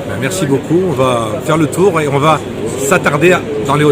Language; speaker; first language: French; native; French